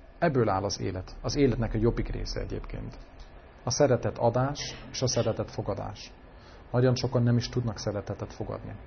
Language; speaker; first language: Hungarian; native; Hungarian